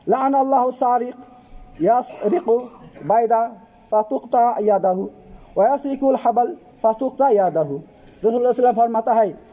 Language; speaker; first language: Hindi; non-native, fluent; Bangla